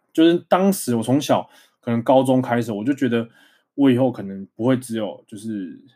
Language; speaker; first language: Chinese; native; Chinese